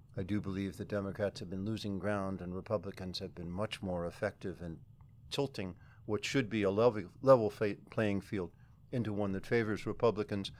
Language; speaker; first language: English; native; English